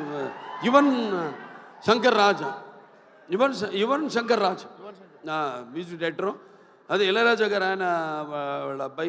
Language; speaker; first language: Telugu; native; Telugu